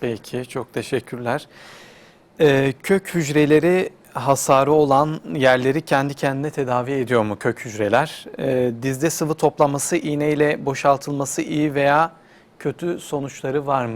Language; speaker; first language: Turkish; native; Turkish